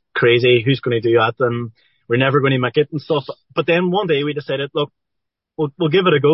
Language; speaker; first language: English; native; English